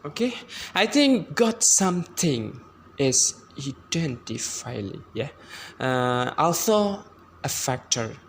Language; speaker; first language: English; non-native, learner; Indonesian